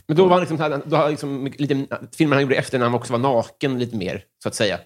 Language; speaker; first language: Swedish; native; Swedish